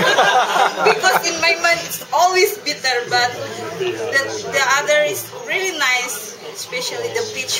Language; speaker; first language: English; non-native, learner; Indonesian